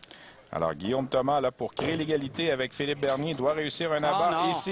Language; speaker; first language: French; native; French